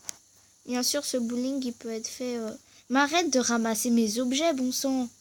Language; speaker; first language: French; native; French